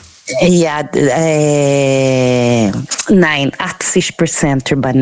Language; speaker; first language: German; non-native, learner; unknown